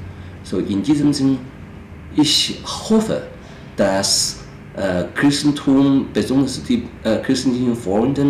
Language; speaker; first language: German; non-native, fluent; Chinese